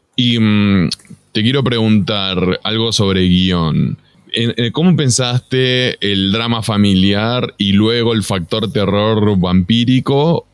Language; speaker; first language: Spanish; native; Spanish